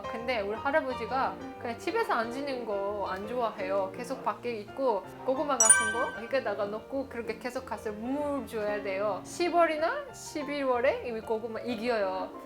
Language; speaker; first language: Korean; non-native, learner; Azerbaijani